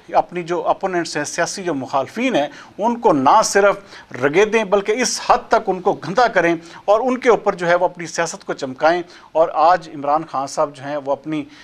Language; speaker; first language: Urdu; native; Urdu